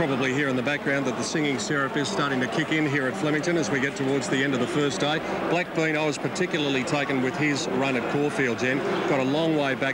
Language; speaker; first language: English; native; English